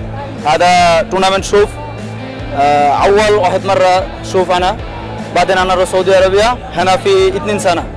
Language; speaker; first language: Arabic; non-native, learner; Bangla